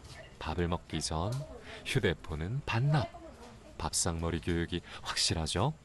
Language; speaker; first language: Korean; native; Korean